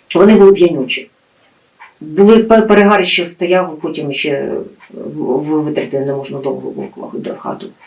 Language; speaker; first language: Ukrainian; native; Ukrainian